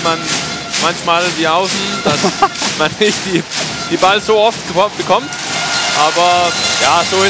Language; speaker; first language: German; non-native, fluent; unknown